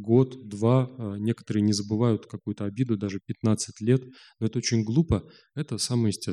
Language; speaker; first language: Russian; native; Russian